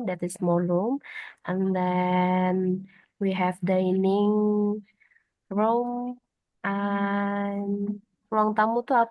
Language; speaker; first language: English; non-native, learner; Indonesian